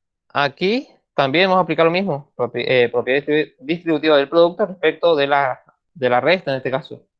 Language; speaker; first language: Spanish; native; Spanish